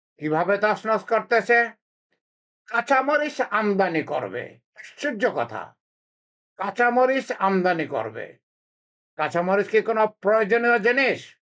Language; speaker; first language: Bangla; native; Bangla